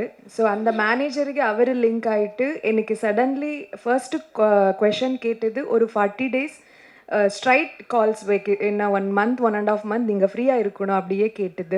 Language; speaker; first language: Tamil; non-native, learner; Kannada